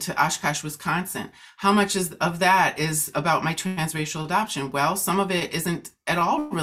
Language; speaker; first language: English; native; English